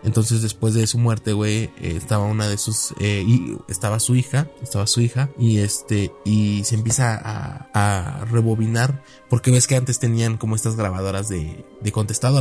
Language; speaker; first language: Spanish; native; Spanish